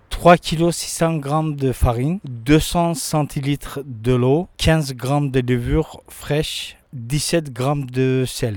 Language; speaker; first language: French; non-native, learner; Turkish